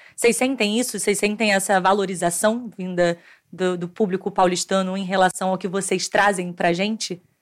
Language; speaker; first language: Portuguese; native; Portuguese